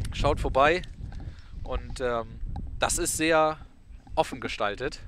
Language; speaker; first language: German; native; German